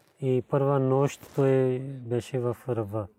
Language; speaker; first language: Bulgarian; non-native, learner; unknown